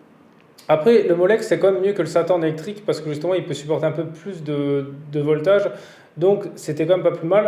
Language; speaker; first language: French; native; French